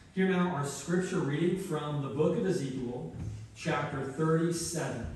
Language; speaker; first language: English; native; English